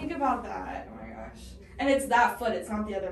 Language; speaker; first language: English; native; English